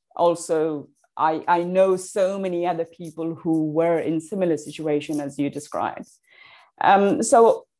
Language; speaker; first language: English; non-native, fluent; Persian